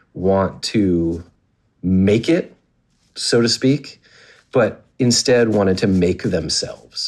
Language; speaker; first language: English; native; English